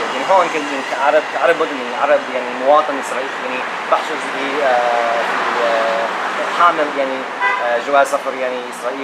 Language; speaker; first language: Arabic; non-native, learner; English